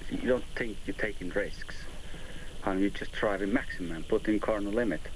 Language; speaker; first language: English; non-native, fluent; Finnish